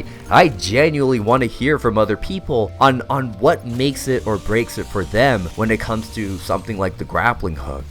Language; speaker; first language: English; native; English